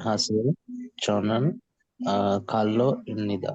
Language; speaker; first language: Korean; non-native, learner; Sinhala